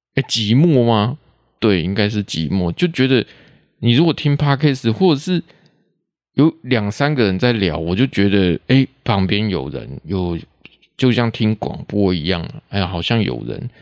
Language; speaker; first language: Chinese; non-native, local second language; Min Nan Chinese